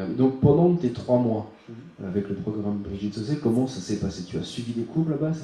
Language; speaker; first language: French; native; French